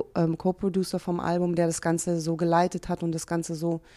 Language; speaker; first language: German; early bilingual, other home language; Hungarian